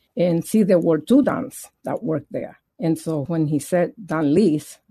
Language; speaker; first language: English; non-native, fluent; Spanish